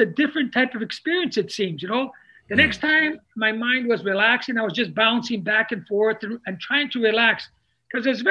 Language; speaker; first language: English; non-native, fluent; Italian